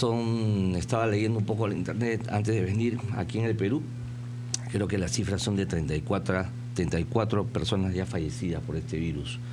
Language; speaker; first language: Spanish; native; Spanish